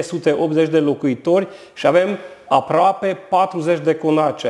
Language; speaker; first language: Romanian; non-native, local second language; Hungarian